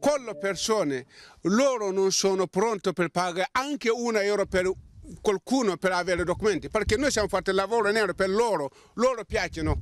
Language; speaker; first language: Italian; non-native, learner; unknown